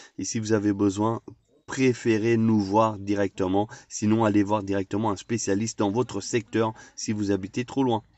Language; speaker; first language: French; native; French